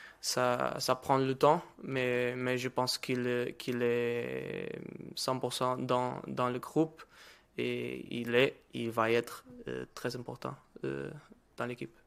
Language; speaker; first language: French; non-native, learner; Portuguese